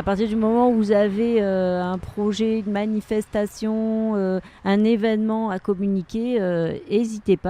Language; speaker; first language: French; native; French